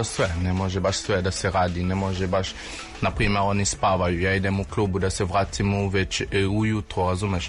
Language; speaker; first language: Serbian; non-native, learner; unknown